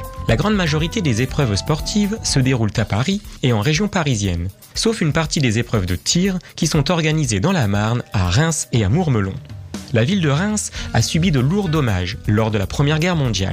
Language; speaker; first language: French; native; French